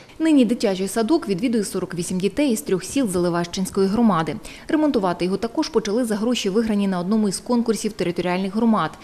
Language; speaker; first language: Ukrainian; native; Ukrainian